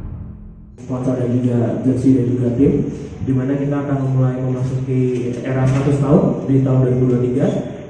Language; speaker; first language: Indonesian; native; Indonesian